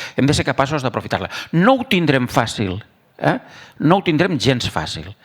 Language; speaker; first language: Catalan; native; Catalan